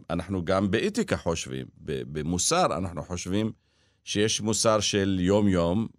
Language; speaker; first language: Hebrew; non-native, local second language; Arabic